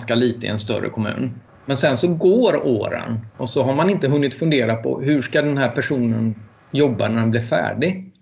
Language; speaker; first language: Swedish; native; Swedish